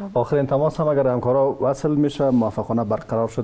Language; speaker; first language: Persian; native; Persian